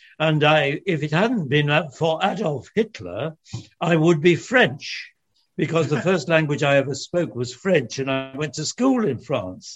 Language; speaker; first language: English; early bilingual, other home language; French